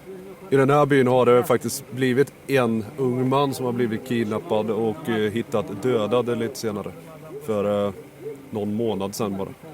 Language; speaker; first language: Swedish; native; Swedish